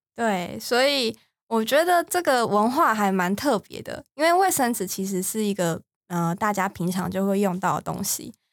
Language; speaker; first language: Chinese; native; Chinese